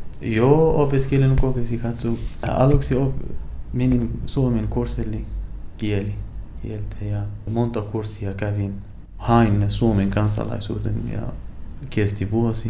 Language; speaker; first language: Finnish; non-native, learner; Arabic